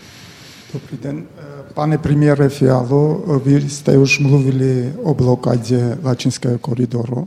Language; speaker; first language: Czech; non-native, fluent; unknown